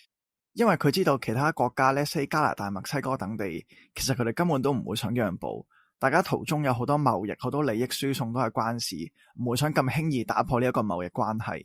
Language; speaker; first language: Cantonese; native; Cantonese